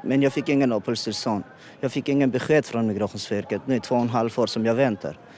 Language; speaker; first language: Swedish; non-native, learner; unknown